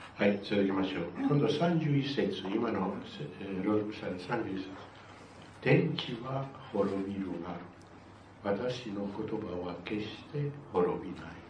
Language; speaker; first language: Japanese; non-native, fluent; Spanish